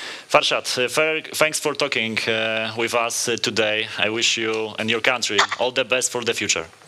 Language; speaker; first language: English; non-native, fluent; Polish